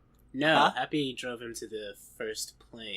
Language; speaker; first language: English; native; English